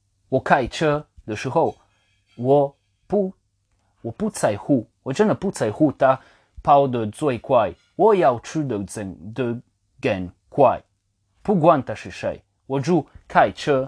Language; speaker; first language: Chinese; non-native, fluent; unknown